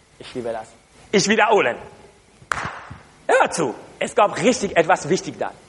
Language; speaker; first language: German; non-native, learner; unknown